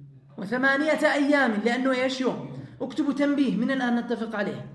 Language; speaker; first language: Arabic; native; Arabic